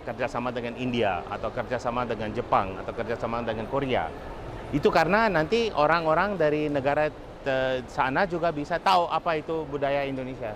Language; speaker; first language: Indonesian; non-native, fluent; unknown